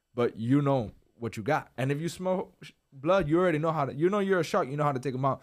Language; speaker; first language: English; early bilingual, other home language; Spanish